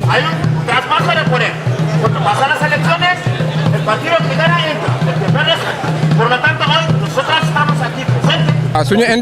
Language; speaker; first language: Spanish; non-native, fluent; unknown